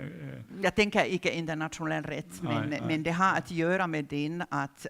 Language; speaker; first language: Swedish; non-native, local second language; Finnish